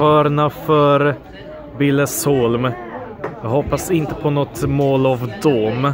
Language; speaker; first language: Swedish; early bilingual, other home language; Polish